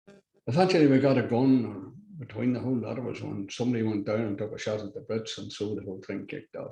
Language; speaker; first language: English; native; English